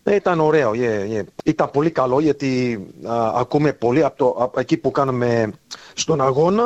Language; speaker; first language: Greek; early bilingual, heritage; English